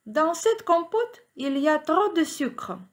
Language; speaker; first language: French; non-native, fluent; Ukrainian